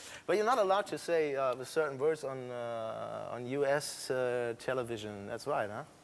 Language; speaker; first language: English; non-native, fluent; German